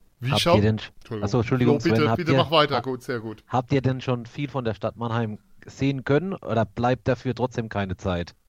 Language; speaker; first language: German; native; German